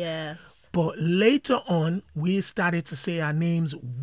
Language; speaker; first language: English; non-native, local second language; Yoruba